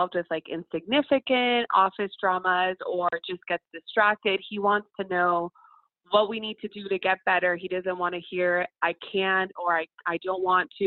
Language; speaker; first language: English; early bilingual, other home language; Spanish